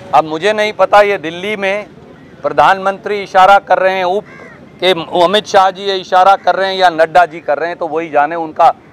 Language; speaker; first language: Hindi; native; Hindi